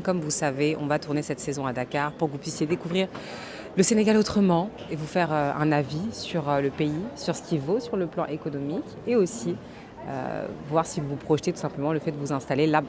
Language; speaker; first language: French; native; French